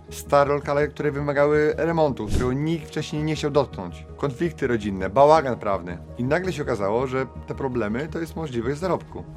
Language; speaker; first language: Polish; native; Polish